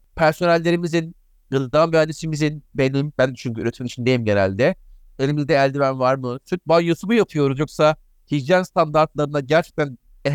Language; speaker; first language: Turkish; native; Turkish